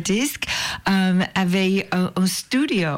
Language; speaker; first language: French; non-native, learner; English